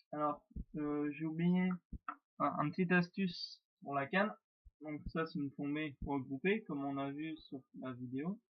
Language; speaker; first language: French; native; French